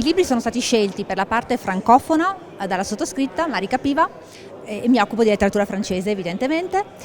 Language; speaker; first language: Italian; native; Italian